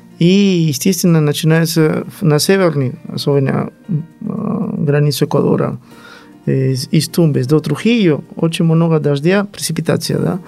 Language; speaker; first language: Russian; non-native, learner; Spanish